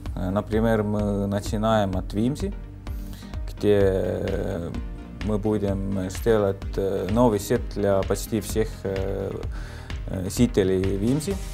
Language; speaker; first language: Russian; non-native, local second language; Estonian